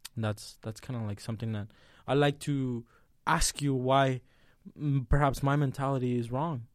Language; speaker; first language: English; early bilingual, other home language; Spanish